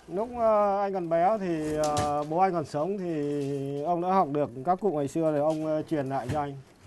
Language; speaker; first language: Vietnamese; native; Vietnamese